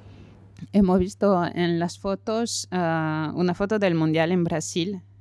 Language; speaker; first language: Spanish; non-native, fluent; French